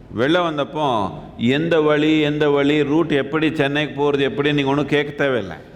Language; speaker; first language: Tamil; non-native, local second language; Kannada